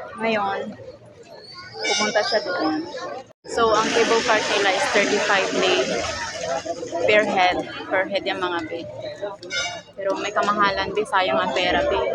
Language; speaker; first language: Filipino; native; Filipino